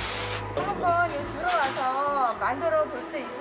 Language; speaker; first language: Korean; native; Korean